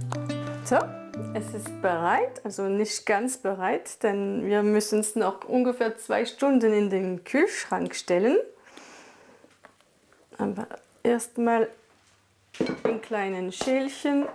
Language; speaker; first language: German; non-native, fluent; French